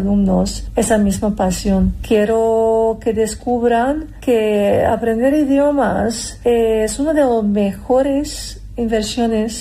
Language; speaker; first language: Spanish; non-native, fluent; Serbian